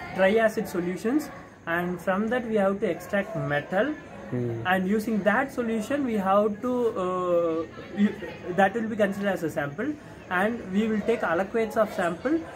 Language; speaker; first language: English; non-native, local second language; Tamil